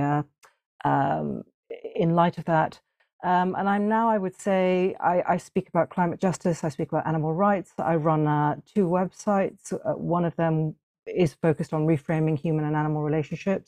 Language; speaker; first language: English; native; English